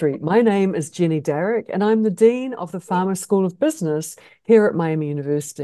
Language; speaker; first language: English; native; English